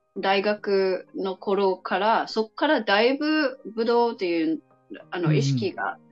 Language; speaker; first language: Japanese; non-native, fluent; English